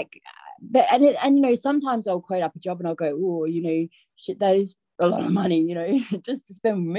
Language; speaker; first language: English; native; English